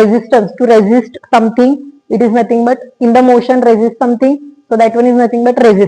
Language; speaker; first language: English; non-native, local second language; Marathi